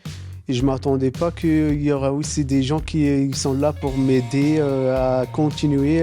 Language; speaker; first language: French; non-native, learner; Arabic